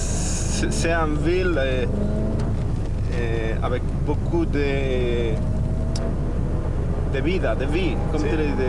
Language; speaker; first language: French; non-native, learner; Spanish